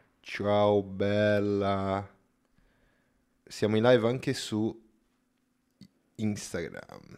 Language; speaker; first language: Italian; native; Italian